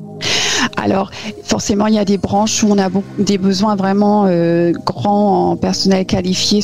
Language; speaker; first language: French; native; French